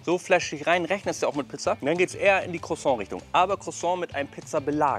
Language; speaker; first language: German; native; German